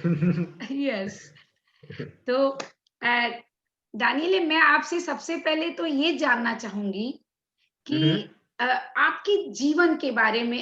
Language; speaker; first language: Hindi; native; Hindi